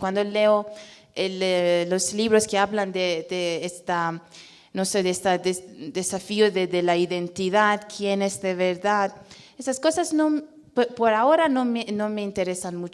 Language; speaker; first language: Spanish; non-native, fluent; Persian